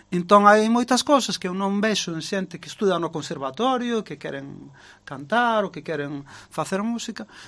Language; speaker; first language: Galician; native; Galician